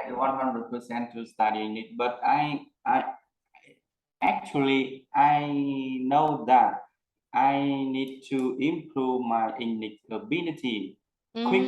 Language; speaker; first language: English; non-native, learner; Vietnamese